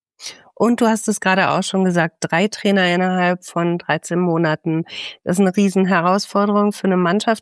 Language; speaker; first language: German; native; German